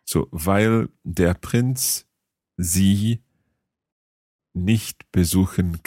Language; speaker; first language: German; non-native, learner; English